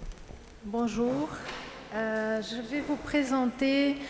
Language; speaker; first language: French; non-native, local second language; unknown